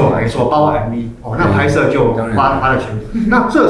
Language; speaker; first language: Chinese; native; Chinese